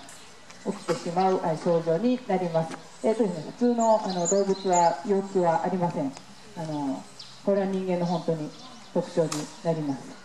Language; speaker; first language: Japanese; native; Japanese